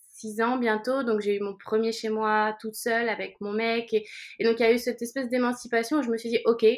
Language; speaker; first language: French; native; French